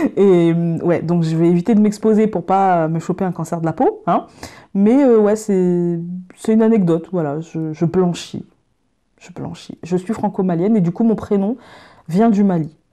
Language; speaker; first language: French; native; French